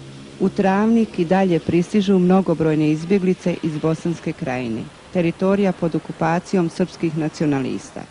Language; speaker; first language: Bosnian; native; Bosnian